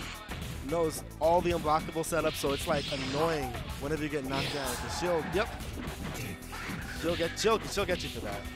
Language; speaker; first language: English; native; English